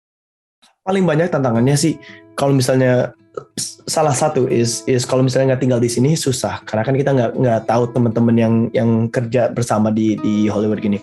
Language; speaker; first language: Indonesian; early bilingual, heritage; Indonesian